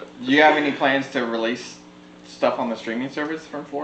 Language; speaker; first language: English; native; English